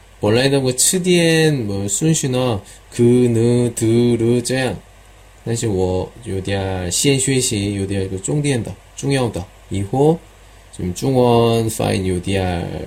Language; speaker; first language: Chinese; non-native, learner; Korean